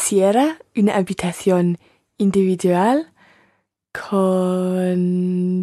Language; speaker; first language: Spanish; non-native, learner; English